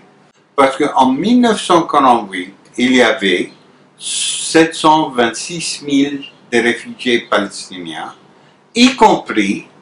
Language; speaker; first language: French; non-native, fluent; Arabic